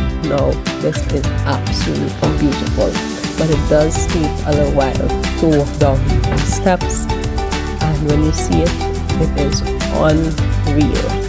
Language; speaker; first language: English; native; English